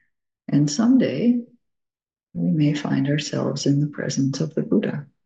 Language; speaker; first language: English; native; English